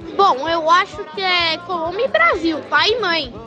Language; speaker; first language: Portuguese; non-native, fluent; Spanish